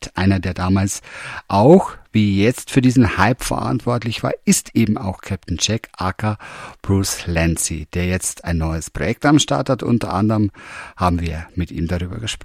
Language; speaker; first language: German; native; German